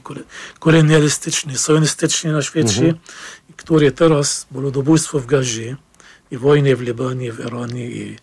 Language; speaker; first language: Polish; non-native, fluent; Arabic